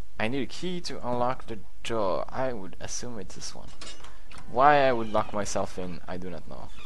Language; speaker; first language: English; non-native, fluent; Swedish